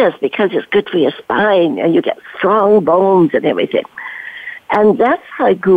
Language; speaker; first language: English; native; English